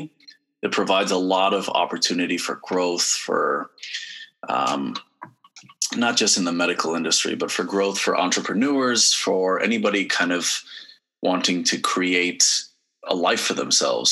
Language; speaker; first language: English; native; English